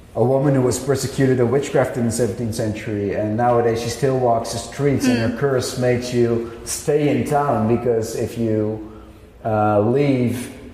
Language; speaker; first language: English; non-native, fluent; Dutch